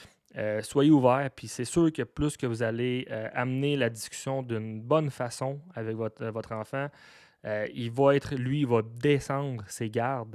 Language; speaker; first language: French; native; French